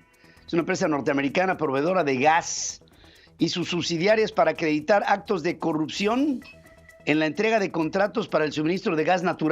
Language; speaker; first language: Spanish; native; Spanish